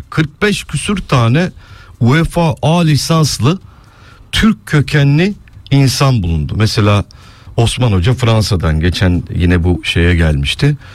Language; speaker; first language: Turkish; early bilingual, heritage; Turkish